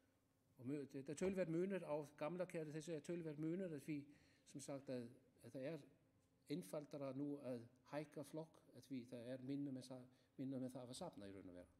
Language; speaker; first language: Danish; non-native, learner; Icelandic